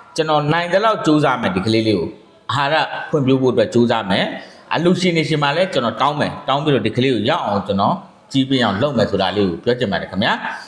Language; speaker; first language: Burmese; native; Burmese